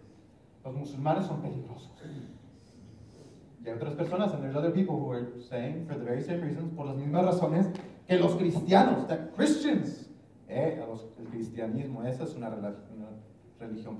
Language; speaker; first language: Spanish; early bilingual, heritage; English